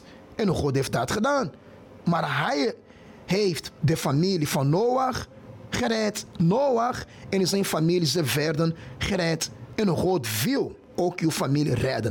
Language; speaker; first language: Dutch; non-native, fluent; Portuguese